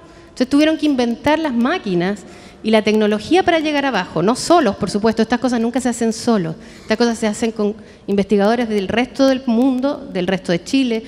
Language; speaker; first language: Spanish; native; Spanish